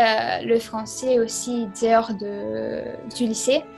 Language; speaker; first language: French; non-native, fluent; Italian